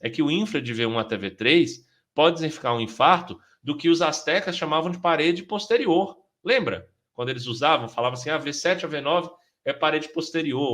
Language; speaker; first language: Portuguese; native; Portuguese